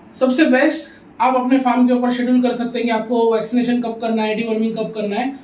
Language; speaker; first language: Hindi; non-native, local second language; Urdu